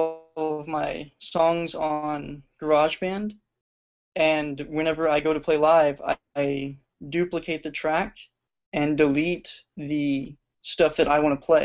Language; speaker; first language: English; native; English